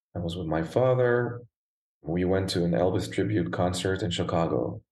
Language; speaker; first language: English; native; English